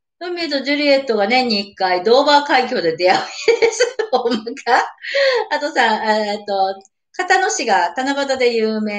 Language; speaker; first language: Japanese; native; Japanese